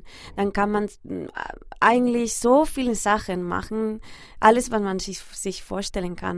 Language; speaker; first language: German; non-native, fluent; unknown